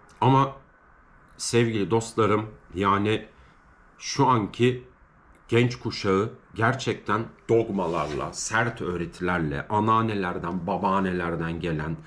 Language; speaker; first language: Turkish; native; Turkish